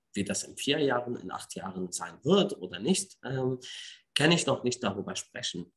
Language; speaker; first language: German; non-native, fluent; Arabic